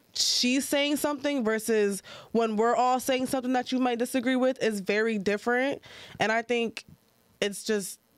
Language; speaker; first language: English; native; English